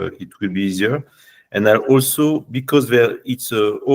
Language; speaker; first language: English; non-native, learner; French